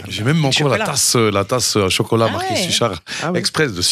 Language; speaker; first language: French; native; French